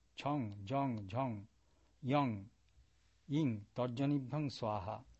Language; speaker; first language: Japanese; non-native, learner; Bangla